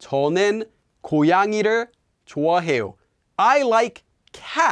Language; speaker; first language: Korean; non-native, fluent; English